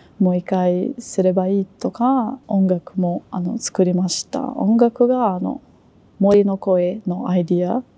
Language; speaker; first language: Japanese; non-native, learner; Portuguese